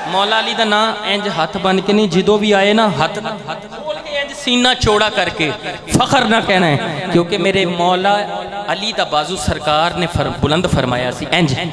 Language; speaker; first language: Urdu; non-native, local second language; Punjabi